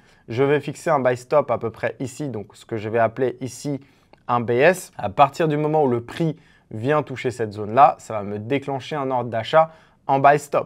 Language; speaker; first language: French; native; French